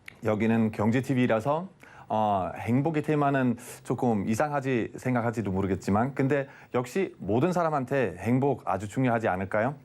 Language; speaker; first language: Korean; non-native, fluent; German